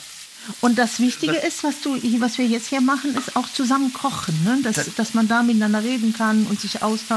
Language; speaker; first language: German; native; German